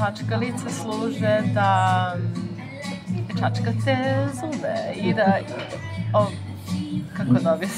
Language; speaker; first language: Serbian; non-native, learner; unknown